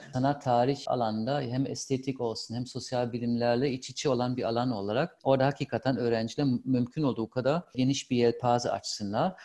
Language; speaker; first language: Turkish; non-native, fluent; German